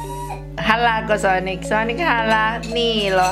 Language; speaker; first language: Finnish; non-native, learner; Indonesian